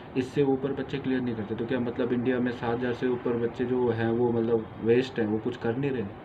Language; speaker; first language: Hindi; native; Hindi